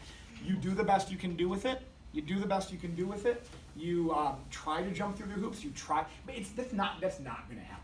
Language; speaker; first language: English; native; English